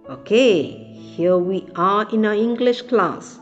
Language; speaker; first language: English; non-native, local second language; Malayalam